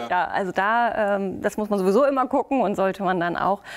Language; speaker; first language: German; native; German